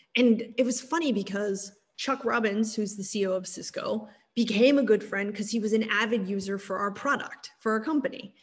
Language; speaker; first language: English; native; English